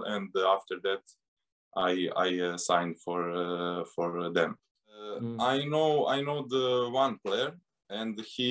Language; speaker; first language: English; non-native, learner; Serbian